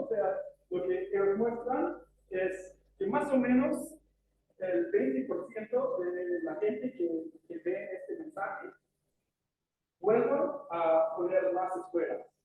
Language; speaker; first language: Spanish; non-native, fluent; English